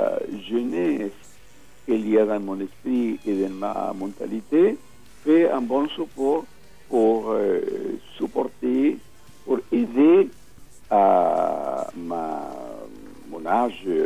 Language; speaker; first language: French; non-native, fluent; Spanish